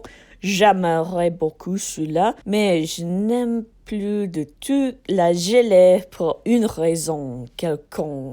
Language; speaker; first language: French; non-native, learner; English